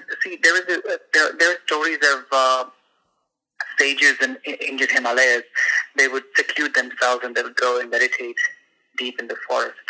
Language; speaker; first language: English; non-native, local second language; Hindi